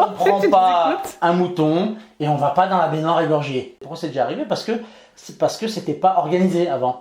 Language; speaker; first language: French; native; French